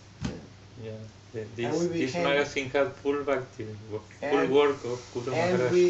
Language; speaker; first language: English; non-native, learner; German